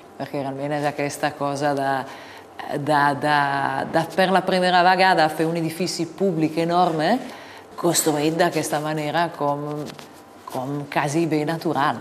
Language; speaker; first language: Catalan; non-native, fluent; Italian